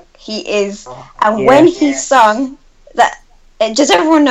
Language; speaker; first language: English; native; English